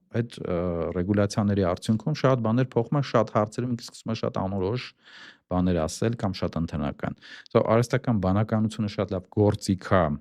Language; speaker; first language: Armenian; native; Armenian